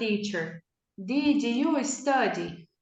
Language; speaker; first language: English; non-native, fluent; Portuguese